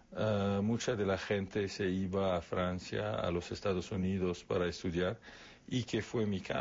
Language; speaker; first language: Spanish; non-native, fluent; Arabic